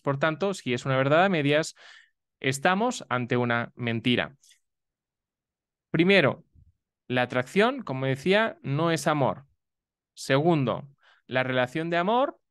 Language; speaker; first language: Spanish; native; Spanish